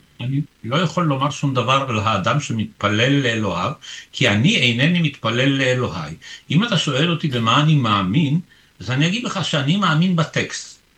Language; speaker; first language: Hebrew; early bilingual, other home language; Polish